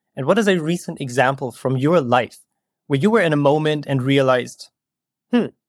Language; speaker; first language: English; non-native, fluent; German